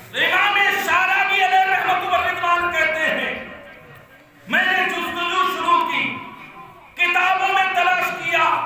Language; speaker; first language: Urdu; native; Urdu